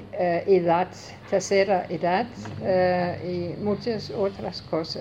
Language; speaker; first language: Spanish; non-native, learner; Danish